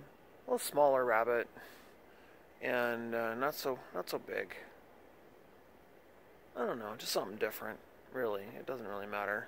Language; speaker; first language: English; native; English